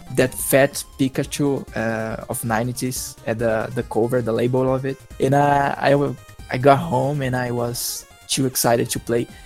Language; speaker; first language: English; non-native, fluent; Portuguese